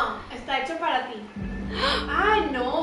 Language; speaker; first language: Spanish; native; Spanish